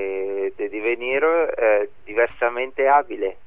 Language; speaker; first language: Spanish; non-native, learner; Italian